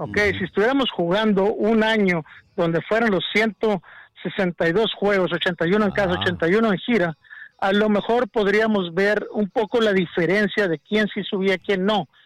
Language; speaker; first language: Spanish; native; Spanish